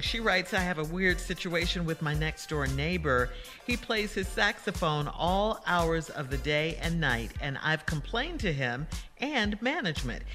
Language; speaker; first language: English; native; English